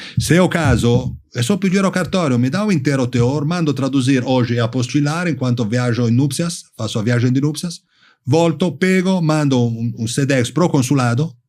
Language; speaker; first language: Portuguese; non-native, fluent; Italian